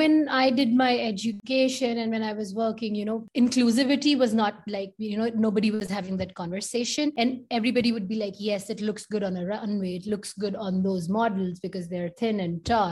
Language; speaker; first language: English; non-native, local second language; Hindi